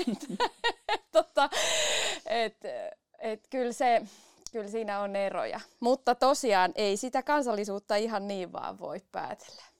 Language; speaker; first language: Finnish; early bilingual, other home language; Spanish